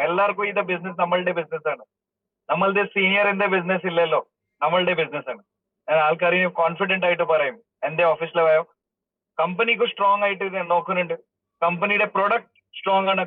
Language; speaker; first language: Malayalam; early bilingual, heritage; Malayalam